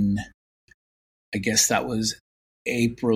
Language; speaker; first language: English; native; English